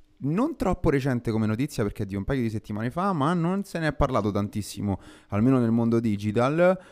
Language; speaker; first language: Italian; native; Italian